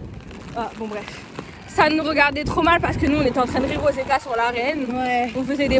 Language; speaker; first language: French; native; French